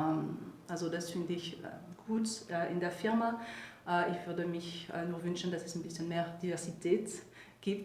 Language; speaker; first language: German; non-native, fluent; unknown